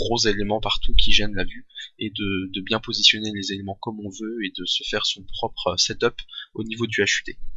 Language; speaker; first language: French; native; French